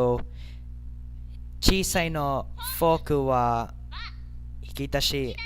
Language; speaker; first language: Japanese; non-native, learner; English